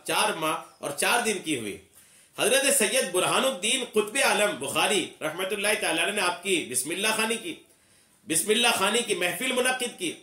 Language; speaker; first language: Urdu; native; Urdu